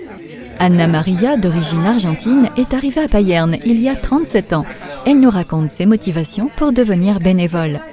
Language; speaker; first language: French; native; French